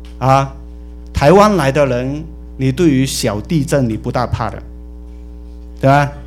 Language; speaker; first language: Chinese; native; Chinese